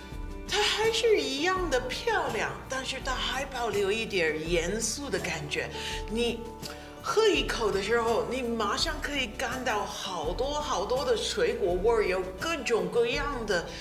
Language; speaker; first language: Chinese; non-native, fluent; English